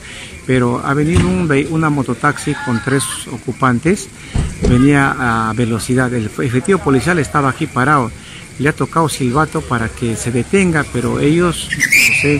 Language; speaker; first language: Spanish; native; Spanish